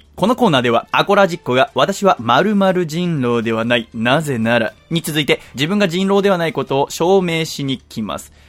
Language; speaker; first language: Japanese; native; Japanese